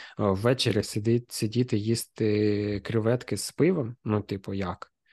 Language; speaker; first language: Ukrainian; non-native, local second language; Russian